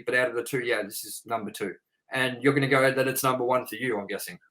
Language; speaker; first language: English; native; English